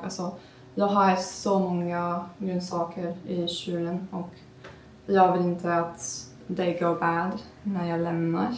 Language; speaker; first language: Swedish; non-native, learner; Turkish